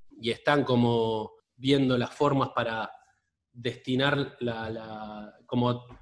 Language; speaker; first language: Spanish; native; Spanish